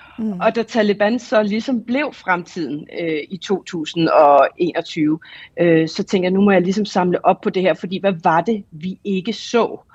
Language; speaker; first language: Danish; native; Danish